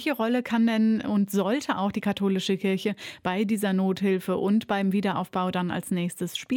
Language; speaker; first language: German; native; German